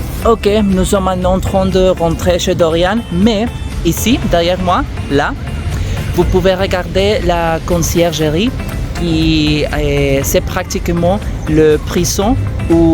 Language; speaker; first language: French; non-native, learner; Spanish